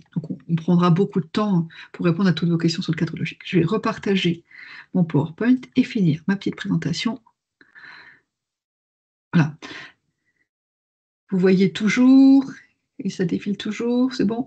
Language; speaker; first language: French; native; French